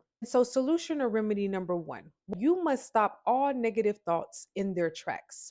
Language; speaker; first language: English; native; English